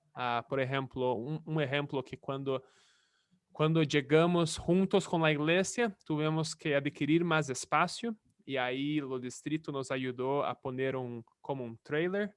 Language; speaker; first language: Spanish; non-native, fluent; Portuguese